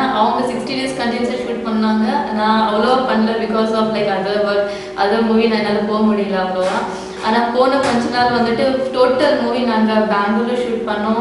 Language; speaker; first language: Tamil; non-native, local second language; Telugu